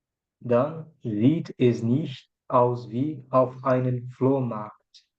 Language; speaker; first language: German; non-native, learner; Portuguese